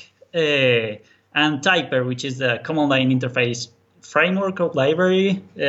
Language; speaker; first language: English; non-native, fluent; Spanish